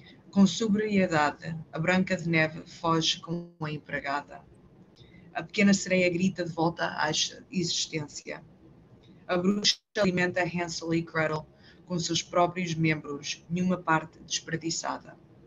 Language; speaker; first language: Portuguese; early bilingual, heritage; Portuguese